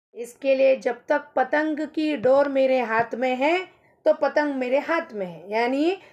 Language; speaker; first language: Hindi; non-native, local second language; Kannada